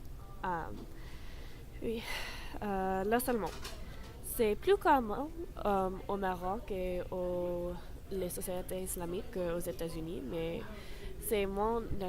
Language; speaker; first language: French; non-native, learner; English